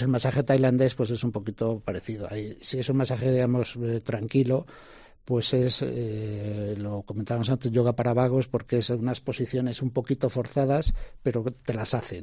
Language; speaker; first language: Spanish; native; Spanish